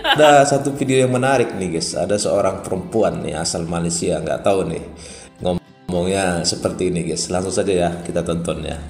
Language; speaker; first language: Indonesian; native; Indonesian